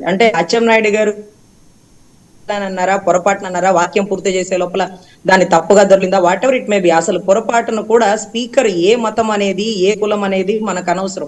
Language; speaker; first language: Telugu; native; Telugu